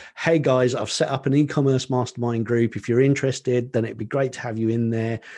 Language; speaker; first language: English; native; English